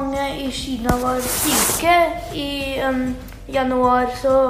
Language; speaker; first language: Norwegian; early bilingual, heritage; Norwegian